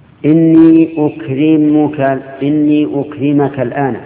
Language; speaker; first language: Arabic; native; Arabic